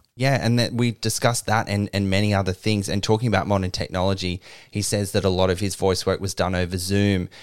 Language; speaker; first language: English; native; English